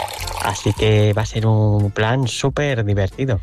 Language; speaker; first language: Spanish; native; Spanish